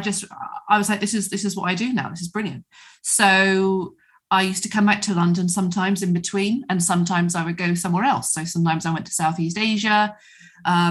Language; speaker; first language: English; native; English